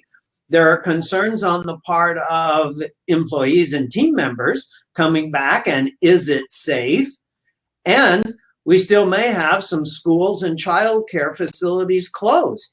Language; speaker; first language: English; native; English